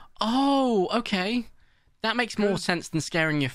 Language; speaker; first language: English; native; English